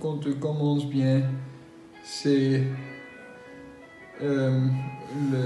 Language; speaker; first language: French; non-native, local second language; Dutch